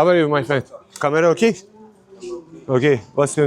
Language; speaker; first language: English; non-native, learner; Turkish